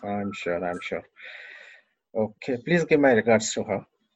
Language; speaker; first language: English; non-native, local second language; Hindi